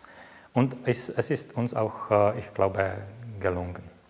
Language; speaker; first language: German; non-native, fluent; Czech